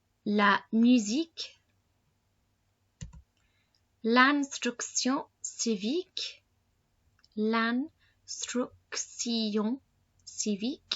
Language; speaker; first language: French; non-native, fluent; English